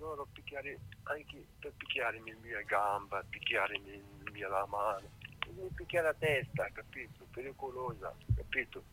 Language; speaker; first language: Italian; non-native, learner; Arabic